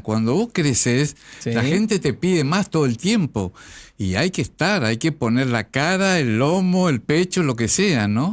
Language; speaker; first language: Spanish; native; Spanish